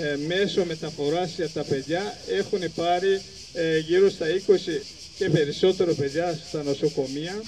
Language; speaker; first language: Greek; non-native, fluent; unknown